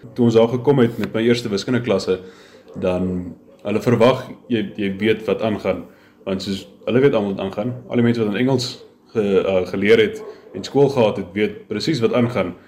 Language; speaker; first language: Afrikaans; native; Afrikaans